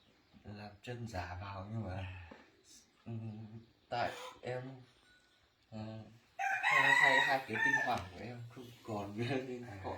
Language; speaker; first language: Vietnamese; non-native, local second language; Hmong